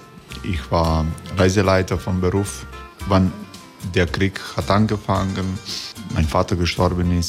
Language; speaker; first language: German; non-native, learner; Croatian